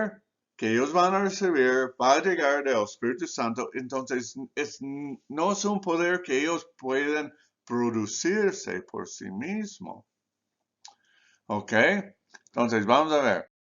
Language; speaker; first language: Spanish; non-native, fluent; English